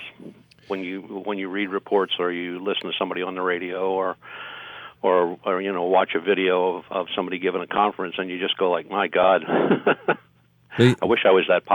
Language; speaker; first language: English; native; English